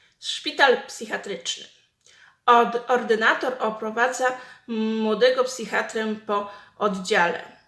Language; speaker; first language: Polish; native; Polish